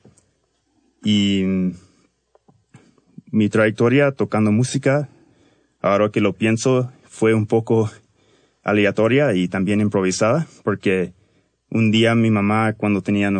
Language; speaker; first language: Spanish; early bilingual, heritage; Spanish